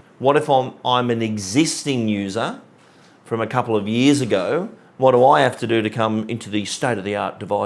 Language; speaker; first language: English; native; English